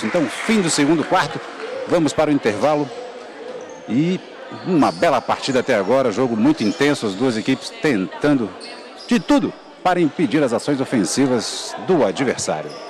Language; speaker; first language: Portuguese; native; Portuguese